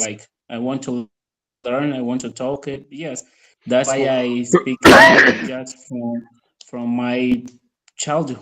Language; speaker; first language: English; non-native, fluent; Portuguese